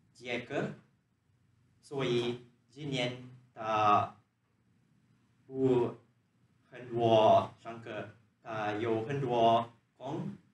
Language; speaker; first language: Chinese; non-native, learner; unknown